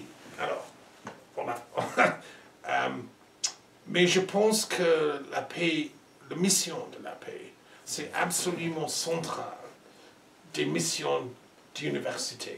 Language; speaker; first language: French; non-native, learner; English